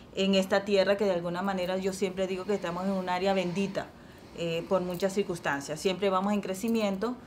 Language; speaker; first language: Spanish; native; Spanish